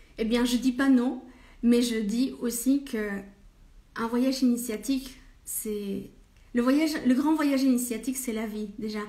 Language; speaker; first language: French; non-native, fluent; Spanish